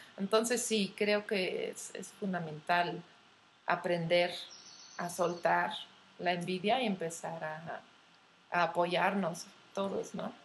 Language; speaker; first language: Spanish; non-native, fluent; Dutch